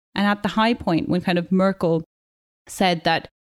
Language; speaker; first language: English; non-native, local second language; German